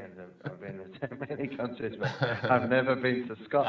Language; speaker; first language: English; non-native, fluent; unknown